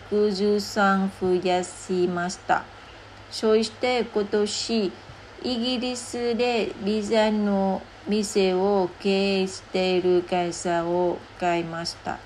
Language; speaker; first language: Japanese; non-native, learner; Vietnamese